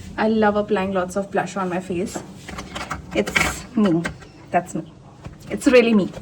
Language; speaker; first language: Hindi; native; Hindi